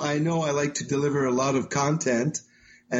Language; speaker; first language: English; non-native, fluent; French